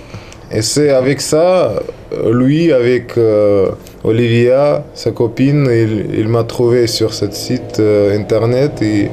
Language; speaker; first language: French; non-native, learner; Russian